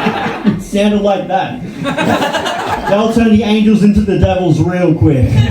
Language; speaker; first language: English; native; English